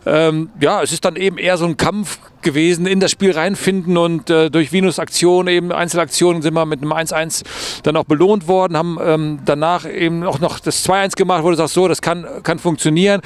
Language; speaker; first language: German; native; German